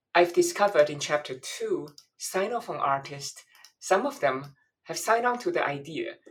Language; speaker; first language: English; non-native, fluent; Chinese